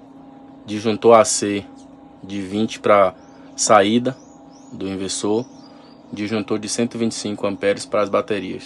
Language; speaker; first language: Portuguese; native; Portuguese